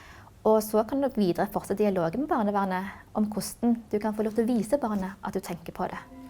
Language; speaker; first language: Norwegian; native; Norwegian